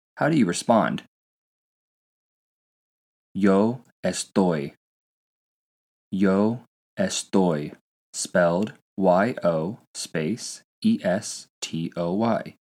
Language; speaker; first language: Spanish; non-native, fluent; English